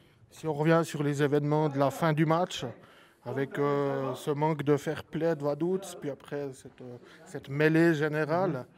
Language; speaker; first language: French; native; French